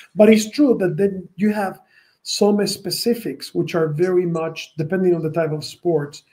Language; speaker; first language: English; non-native, fluent; Spanish